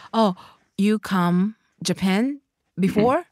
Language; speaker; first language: English; non-native, learner; Japanese